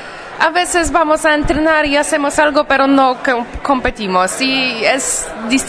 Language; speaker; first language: Spanish; non-native, fluent; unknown